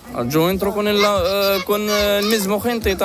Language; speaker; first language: Spanish; non-native, learner; Arabic